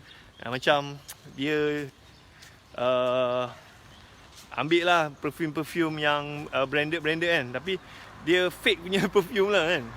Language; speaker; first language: Malay; native; Malay